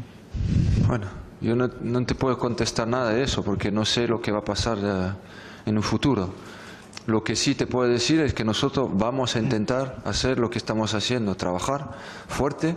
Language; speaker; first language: Spanish; non-native, fluent; French